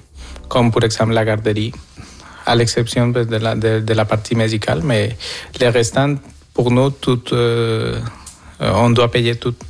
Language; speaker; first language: French; non-native, fluent; Spanish